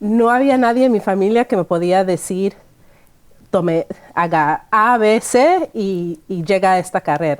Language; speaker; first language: Spanish; early bilingual, heritage; Spanish